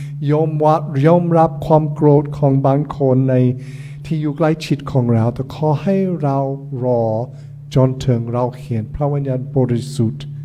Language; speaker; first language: Thai; non-native, fluent; English